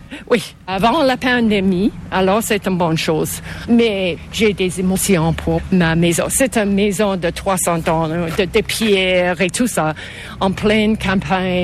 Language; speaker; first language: French; non-native, local second language; English